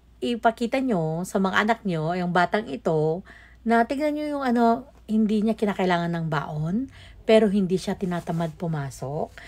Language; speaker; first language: Filipino; non-native, local second language; Iloko